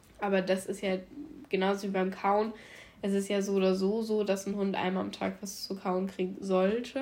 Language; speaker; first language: German; native; German